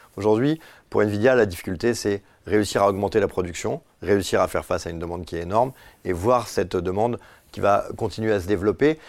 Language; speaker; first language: French; native; French